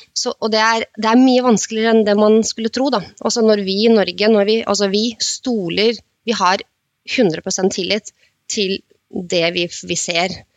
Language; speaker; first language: Norwegian; non-native, fluent; Russian